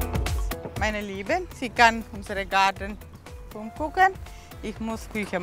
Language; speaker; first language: German; non-native, learner; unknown